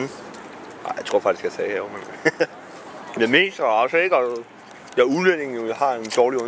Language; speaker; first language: Danish; non-native, fluent; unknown